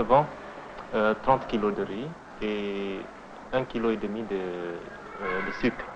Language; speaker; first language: French; non-native, fluent; Indonesian